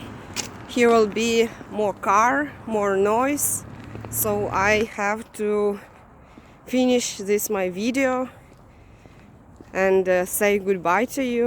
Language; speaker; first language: English; non-native, fluent; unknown